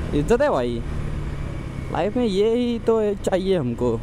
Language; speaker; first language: Hindi; non-native, local second language; Marathi